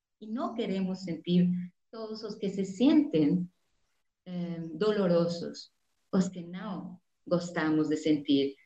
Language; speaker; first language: Spanish; non-native, fluent; Portuguese